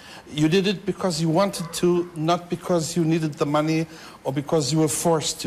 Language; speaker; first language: English; non-native, fluent; Portuguese